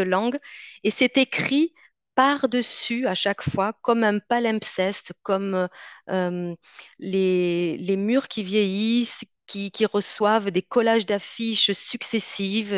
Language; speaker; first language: French; native; French